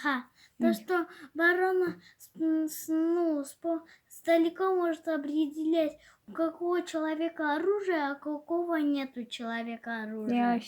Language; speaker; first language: Russian; native; Russian